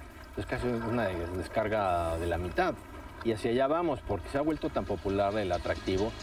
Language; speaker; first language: Spanish; native; Spanish